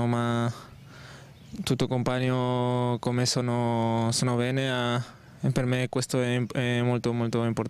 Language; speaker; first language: Italian; non-native, learner; Spanish